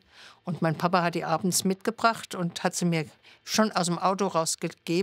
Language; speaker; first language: German; native; German